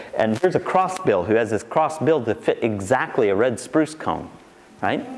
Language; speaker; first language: English; native; English